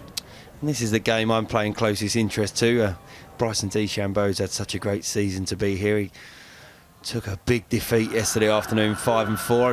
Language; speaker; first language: English; native; English